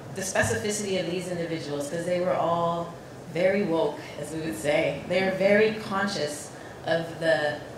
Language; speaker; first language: English; native; English